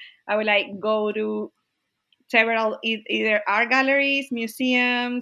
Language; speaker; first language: English; non-native, fluent; Spanish